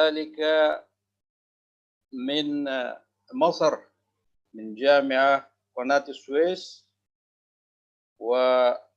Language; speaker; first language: Arabic; non-native, local second language; Indonesian